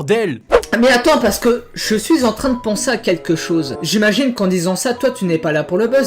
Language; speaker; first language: French; native; French